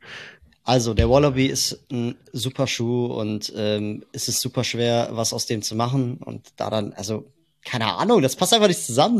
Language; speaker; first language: German; native; German